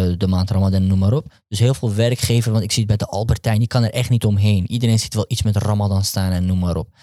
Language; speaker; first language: Dutch; early bilingual, other home language; Turkish